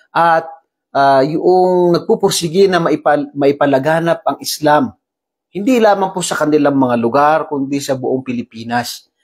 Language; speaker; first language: Filipino; non-native, local second language; Maranao